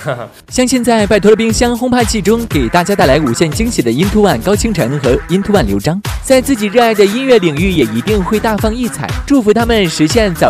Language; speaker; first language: Chinese; native; Chinese